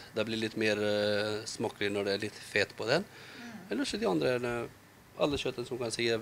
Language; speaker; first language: Norwegian; non-native, learner; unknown